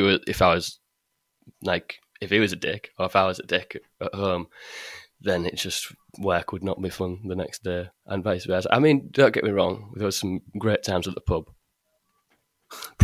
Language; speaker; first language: English; native; English